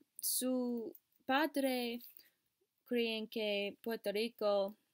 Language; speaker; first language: Spanish; non-native, learner; English